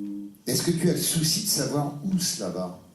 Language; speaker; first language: French; native; French